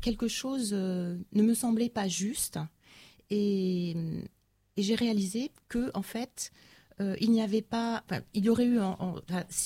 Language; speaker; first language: French; native; French